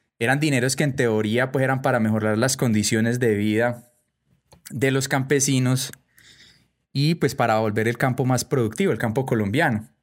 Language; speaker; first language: Spanish; native; Spanish